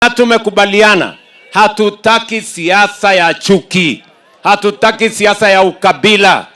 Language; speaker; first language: Swahili; non-native, local second language; Kalenjin